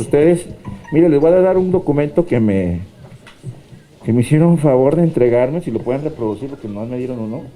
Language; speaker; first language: Spanish; native; Spanish